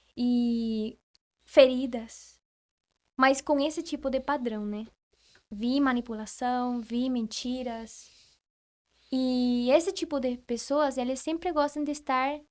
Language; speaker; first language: Portuguese; non-native, fluent; Spanish